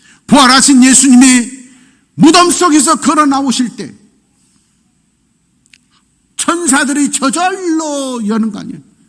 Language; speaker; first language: Korean; native; Korean